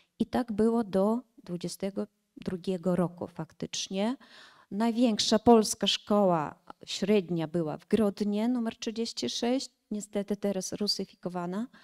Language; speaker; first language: Polish; early bilingual, heritage; Polish